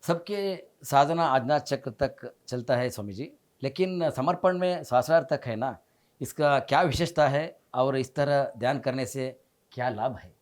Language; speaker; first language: Hindi; non-native, local second language; Kannada